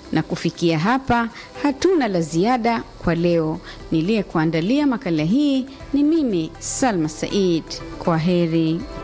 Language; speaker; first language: Swahili; native; Swahili